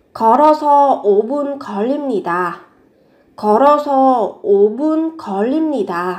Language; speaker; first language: Korean; non-native, fluent; Vietnamese